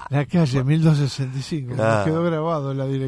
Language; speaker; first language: Spanish; native; Spanish